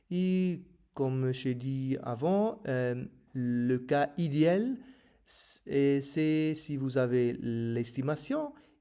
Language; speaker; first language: French; non-native, learner; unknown